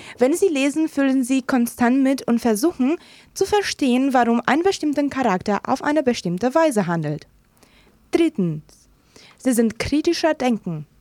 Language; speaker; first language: German; non-native, fluent; Romanian